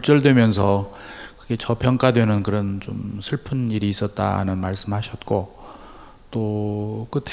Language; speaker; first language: Korean; native; Korean